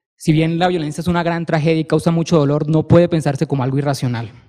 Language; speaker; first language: Spanish; native; Spanish